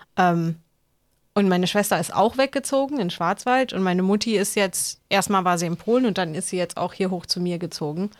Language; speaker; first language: German; native; German